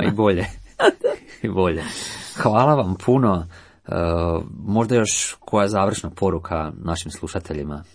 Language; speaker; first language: Croatian; native; Croatian